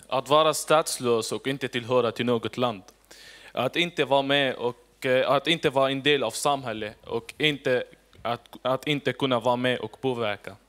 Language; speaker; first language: Swedish; non-native, fluent; Arabic